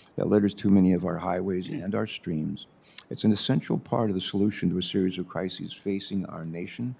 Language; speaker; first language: English; native; English